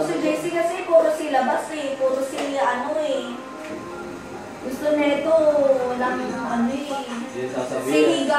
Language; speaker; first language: Filipino; native; Filipino